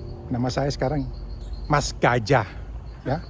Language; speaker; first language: Indonesian; early bilingual, heritage; Dutch